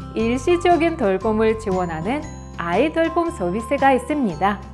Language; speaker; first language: Korean; non-native, fluent; Russian